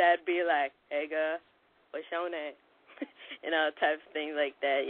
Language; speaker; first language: English; native; English